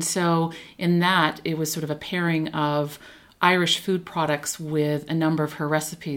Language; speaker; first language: English; native; English